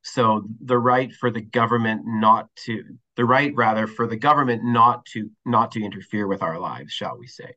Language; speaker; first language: English; native; English